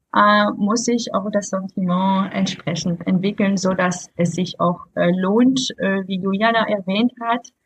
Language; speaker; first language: German; non-native, fluent; French